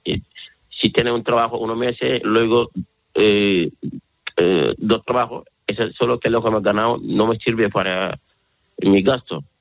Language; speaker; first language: Spanish; non-native, learner; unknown